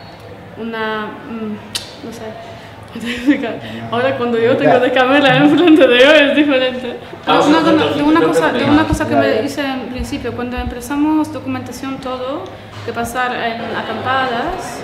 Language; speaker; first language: Spanish; non-native, learner; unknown